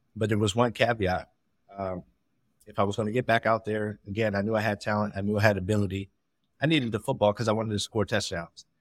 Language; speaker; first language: English; native; English